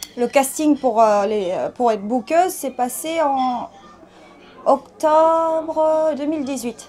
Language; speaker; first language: French; early bilingual, other home language; Thai